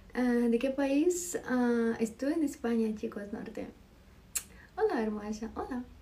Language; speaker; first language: Spanish; non-native, fluent; Ukrainian